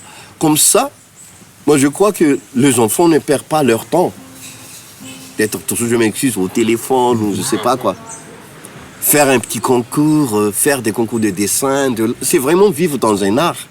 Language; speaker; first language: French; non-native, local second language; Malagasy